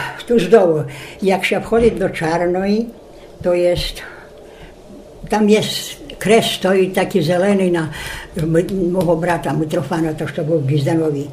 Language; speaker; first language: Polish; non-native, local second language; Rusyn